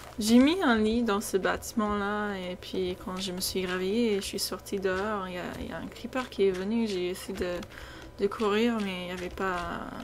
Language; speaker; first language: French; non-native, fluent; English